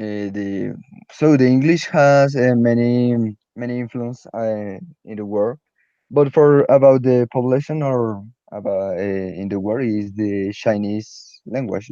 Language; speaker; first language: English; non-native, learner; Spanish